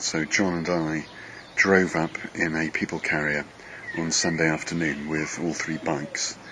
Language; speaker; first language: English; native; English